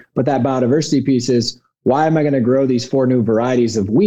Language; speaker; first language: English; native; English